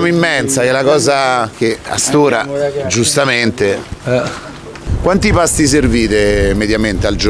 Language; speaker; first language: Italian; native; Italian